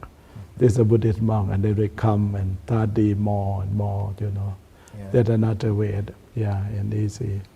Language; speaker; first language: English; non-native, learner; Thai